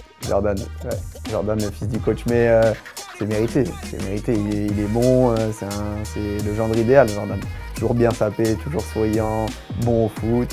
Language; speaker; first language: French; native; French